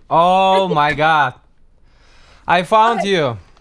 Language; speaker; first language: English; non-native, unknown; Russian